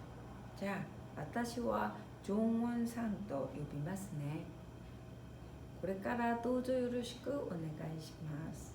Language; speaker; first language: Japanese; non-native, fluent; Korean